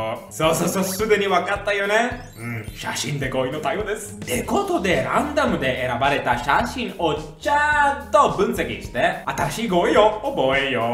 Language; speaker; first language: Japanese; non-native, fluent; Italian